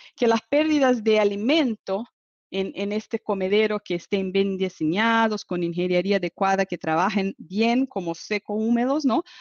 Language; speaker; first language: Spanish; non-native, fluent; Portuguese